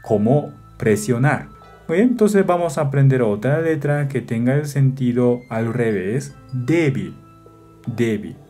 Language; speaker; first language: Spanish; non-native, fluent; Japanese